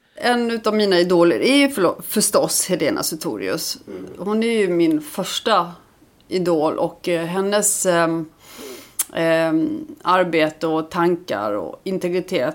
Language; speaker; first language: Swedish; early bilingual, other home language; Icelandic